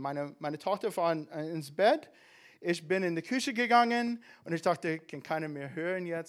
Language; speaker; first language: German; non-native, fluent; English